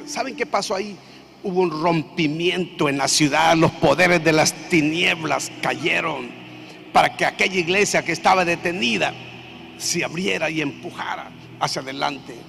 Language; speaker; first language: Spanish; native; Spanish